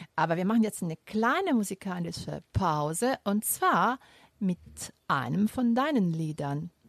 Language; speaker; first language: German; non-native, fluent; Italian